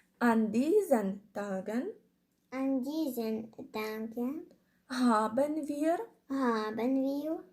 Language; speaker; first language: German; non-native, fluent; Ukrainian